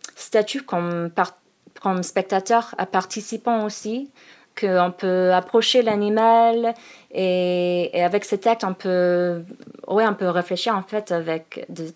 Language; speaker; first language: French; non-native, learner; English